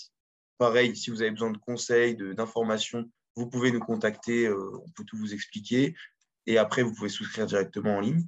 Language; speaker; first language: French; native; French